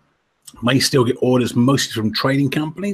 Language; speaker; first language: English; native; English